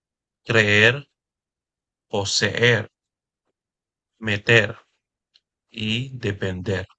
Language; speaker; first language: Spanish; non-native, learner; Filipino